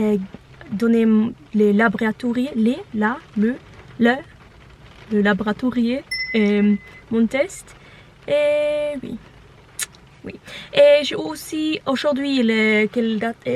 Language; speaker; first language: French; non-native, learner; Norwegian